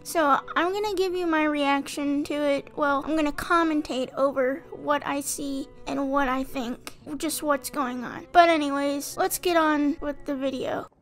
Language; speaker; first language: English; native; English